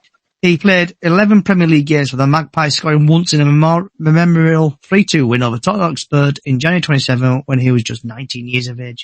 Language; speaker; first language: English; native; English